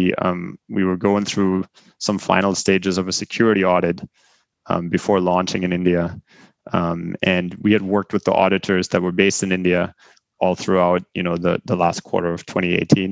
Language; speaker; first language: English; non-native, fluent; German